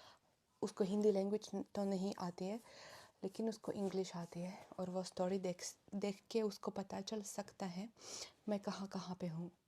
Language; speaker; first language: Hindi; non-native, fluent; Russian